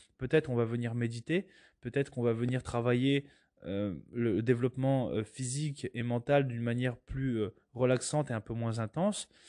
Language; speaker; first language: French; native; French